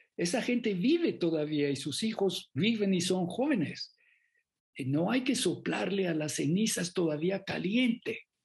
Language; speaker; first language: Spanish; non-native, fluent; French